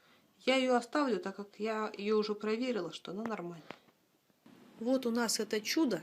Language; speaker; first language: Russian; native; Russian